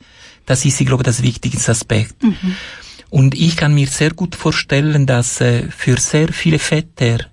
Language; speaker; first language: German; non-native, fluent; Italian